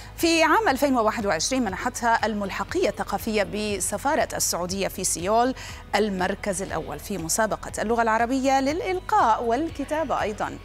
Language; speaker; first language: Arabic; native; Arabic